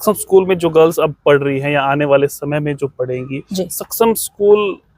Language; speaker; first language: Hindi; native; Hindi